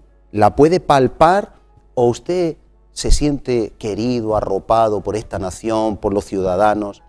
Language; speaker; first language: Spanish; native; Spanish